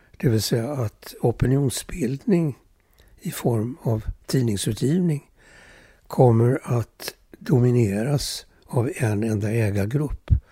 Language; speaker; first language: Swedish; early bilingual, other home language; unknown